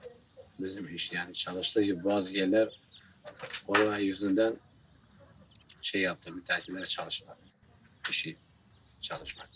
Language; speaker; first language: Turkish; non-native, local second language; Kurdish